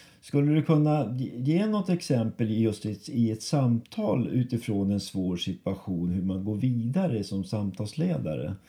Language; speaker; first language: Swedish; native; Swedish